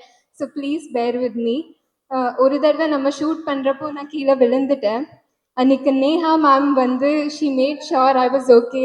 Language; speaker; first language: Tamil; non-native, learner; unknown